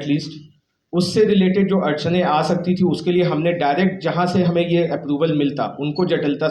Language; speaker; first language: Hindi; native; Hindi